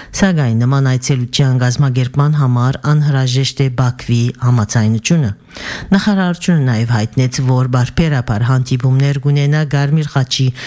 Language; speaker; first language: Armenian; early bilingual, heritage; Armenian